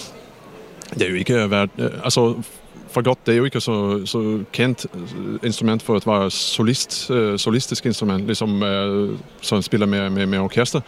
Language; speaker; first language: Danish; non-native, fluent; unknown